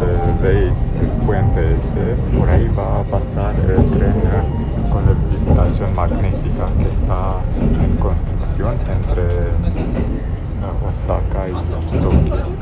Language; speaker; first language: Spanish; non-native, fluent; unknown